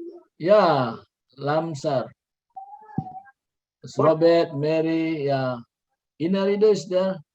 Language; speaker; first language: English; non-native, learner; Indonesian